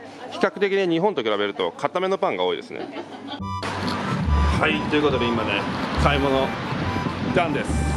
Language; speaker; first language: Japanese; native; Japanese